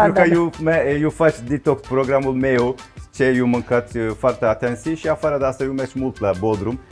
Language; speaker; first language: Romanian; non-native, learner; Turkish